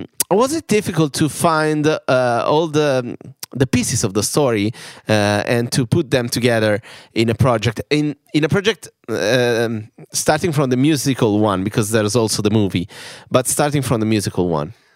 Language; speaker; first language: English; non-native, fluent; Italian